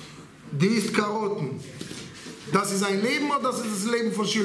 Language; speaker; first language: German; non-native, learner; Hebrew